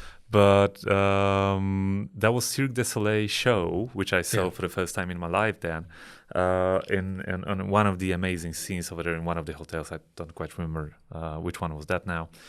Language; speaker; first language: English; non-native, fluent; Polish